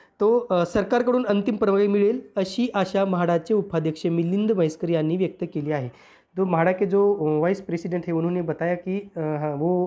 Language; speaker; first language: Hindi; non-native, local second language; Marathi